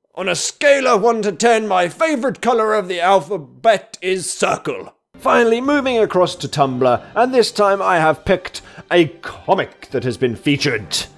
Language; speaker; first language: English; native; English